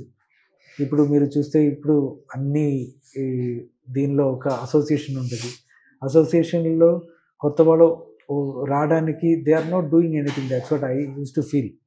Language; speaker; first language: Telugu; non-native, learner; Malayalam